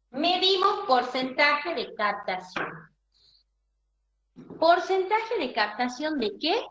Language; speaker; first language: Spanish; native; Spanish